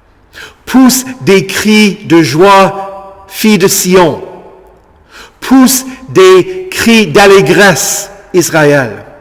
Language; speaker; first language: French; native; French